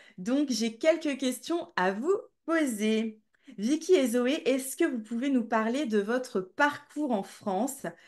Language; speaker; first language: French; native; French